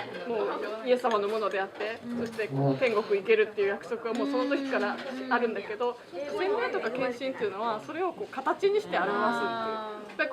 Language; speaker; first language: Japanese; native; Japanese